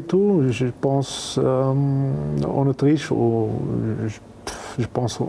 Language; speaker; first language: French; non-native, learner; Arabic